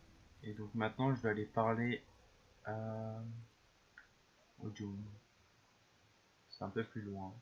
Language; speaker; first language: French; native; French